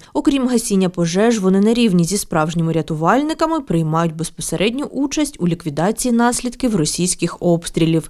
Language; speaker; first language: Ukrainian; native; Ukrainian